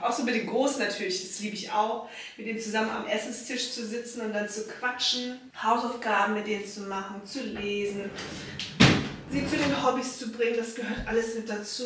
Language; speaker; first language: German; native; German